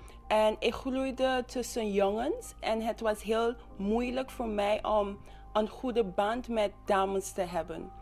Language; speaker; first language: Dutch; non-native, local second language; English